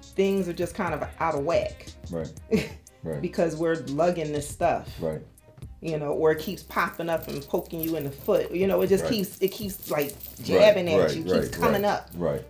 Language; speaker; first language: English; native; English